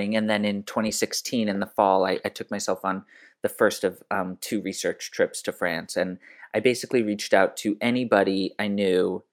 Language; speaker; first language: English; early bilingual, other home language; French